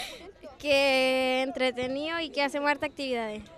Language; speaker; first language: Spanish; native; Spanish